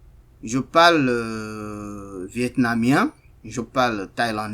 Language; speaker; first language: French; non-native, fluent; Igbo